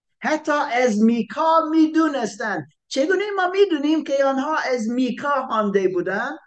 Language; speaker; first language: Persian; non-native, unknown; English